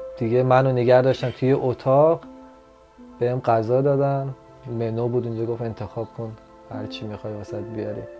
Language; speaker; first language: Persian; native; Persian